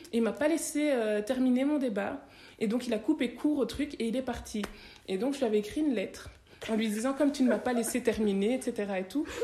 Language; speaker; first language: French; native; French